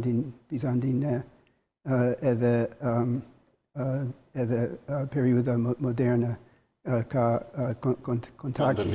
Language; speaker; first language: Albanian; non-native, learner; English